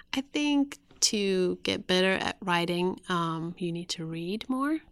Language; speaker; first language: English; native; English